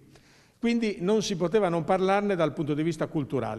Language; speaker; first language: Italian; native; Italian